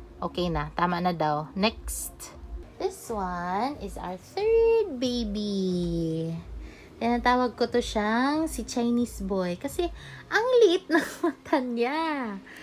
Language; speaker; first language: Filipino; non-native, local second language; Cebuano